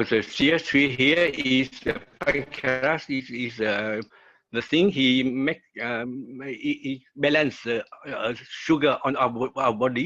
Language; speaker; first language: English; non-native, learner; Vietnamese